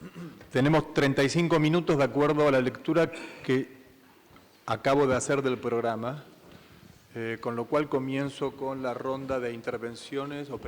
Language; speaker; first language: Spanish; native; Spanish